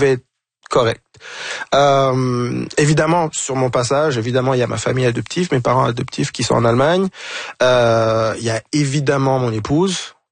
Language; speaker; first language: French; non-native, local second language; Kinyarwanda